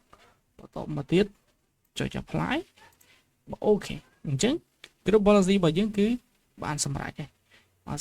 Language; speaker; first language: Khmer; native; Khmer